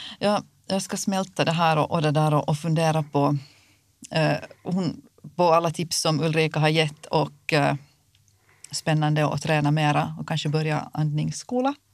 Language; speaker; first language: Swedish; native; Swedish